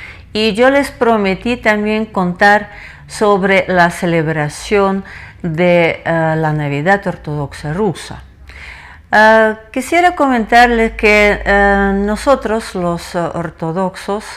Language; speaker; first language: Spanish; non-native, fluent; Russian